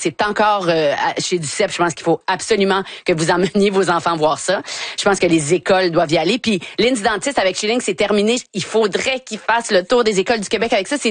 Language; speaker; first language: French; native; French